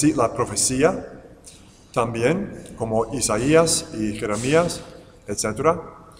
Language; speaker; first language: Spanish; non-native, fluent; English